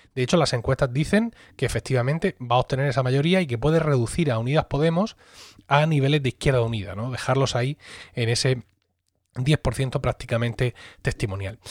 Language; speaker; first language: Spanish; native; Spanish